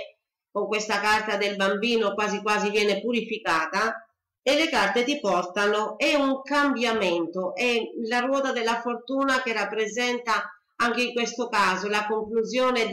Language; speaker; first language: Italian; native; Italian